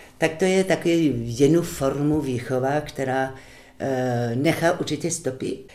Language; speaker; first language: Czech; non-native, fluent; French